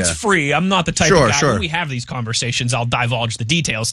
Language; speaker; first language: English; native; English